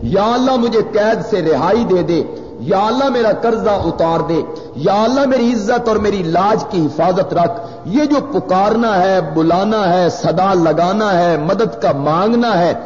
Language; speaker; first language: Urdu; non-native, local second language; Punjabi